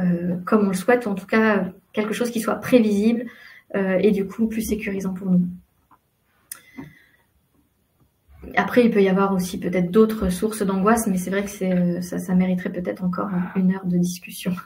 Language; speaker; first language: French; native; French